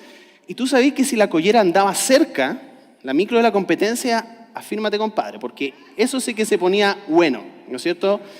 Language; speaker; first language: Spanish; native; Spanish